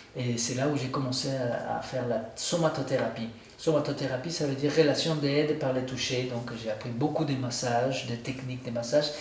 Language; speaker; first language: French; non-native, fluent; Spanish